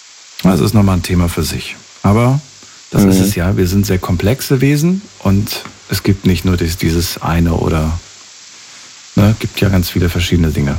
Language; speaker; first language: German; native; German